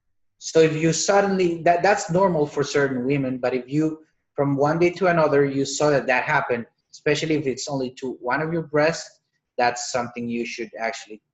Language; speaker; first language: English; non-native, fluent; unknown